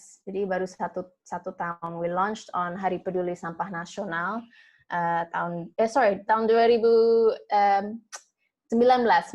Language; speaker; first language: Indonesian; non-native, fluent; English